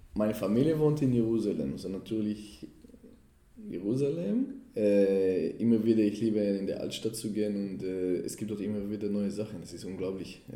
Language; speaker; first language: German; non-native, fluent; Hebrew